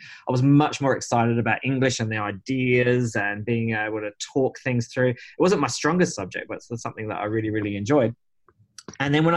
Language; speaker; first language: English; native; English